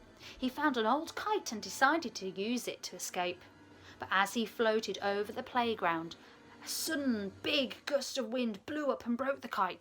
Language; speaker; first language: English; native; English